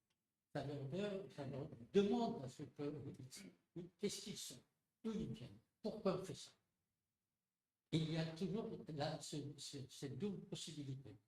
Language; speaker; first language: French; non-native, local second language; Arabic